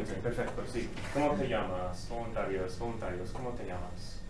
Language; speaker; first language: Spanish; non-native, fluent; English